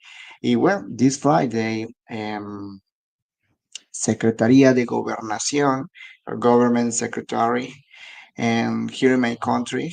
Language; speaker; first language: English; non-native, learner; Spanish